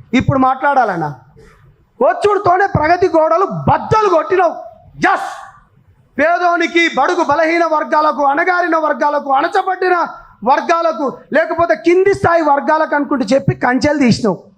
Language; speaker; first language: Telugu; non-native, local second language; Lambadi